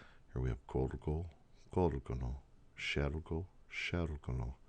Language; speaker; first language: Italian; non-native, fluent; English